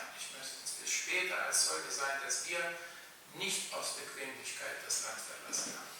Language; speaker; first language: German; non-native, fluent; Arabic